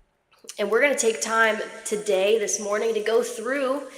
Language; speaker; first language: English; native; English